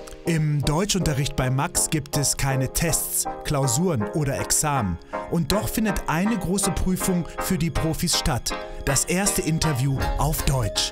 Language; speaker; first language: German; native; German